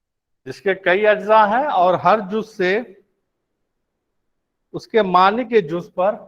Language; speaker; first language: Urdu; native; Urdu